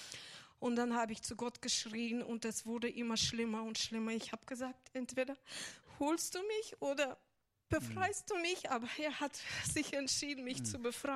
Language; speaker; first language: German; non-native, fluent; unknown